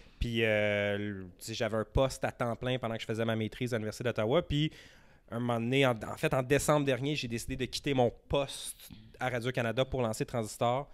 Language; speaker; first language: French; native; French